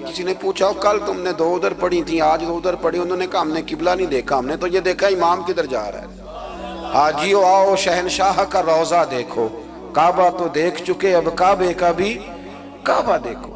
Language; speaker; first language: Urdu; non-native, local second language; Punjabi